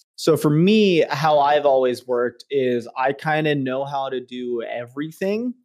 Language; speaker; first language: English; native; English